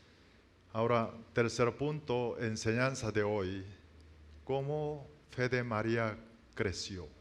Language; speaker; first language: Spanish; non-native, learner; Korean